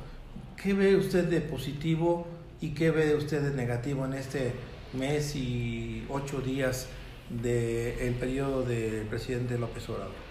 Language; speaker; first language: Spanish; native; Spanish